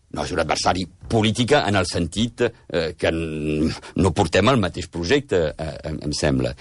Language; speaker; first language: Catalan; early bilingual, heritage; Catalan